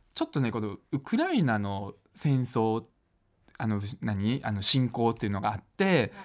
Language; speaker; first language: Japanese; early bilingual, other home language; Russian